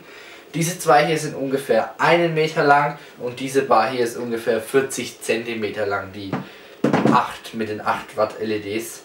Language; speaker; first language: German; native; German